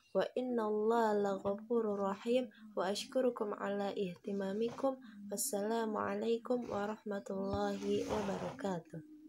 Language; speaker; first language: Arabic; non-native, learner; Indonesian